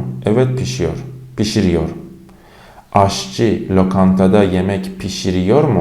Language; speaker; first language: Turkish; non-native, fluent; Persian